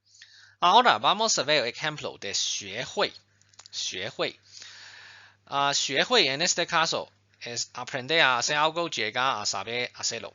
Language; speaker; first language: Spanish; non-native, fluent; Chinese